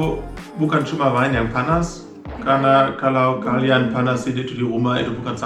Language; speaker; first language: Indonesian; non-native, fluent; German